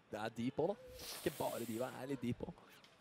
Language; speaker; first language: Norwegian; native; Norwegian